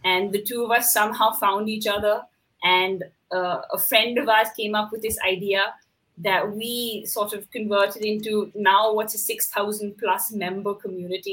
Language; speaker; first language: English; non-native, local second language; Hindi